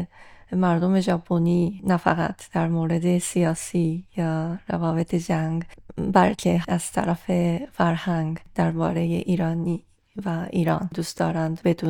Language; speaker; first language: Persian; non-native, fluent; Japanese